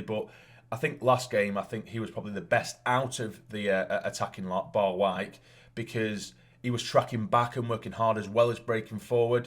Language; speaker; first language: English; native; English